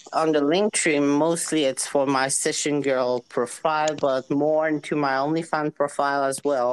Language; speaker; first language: English; non-native, fluent; French